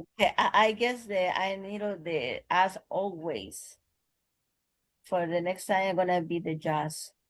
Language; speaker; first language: English; non-native, learner; Spanish